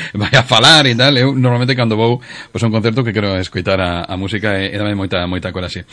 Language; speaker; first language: Galician; non-native, local second language; Spanish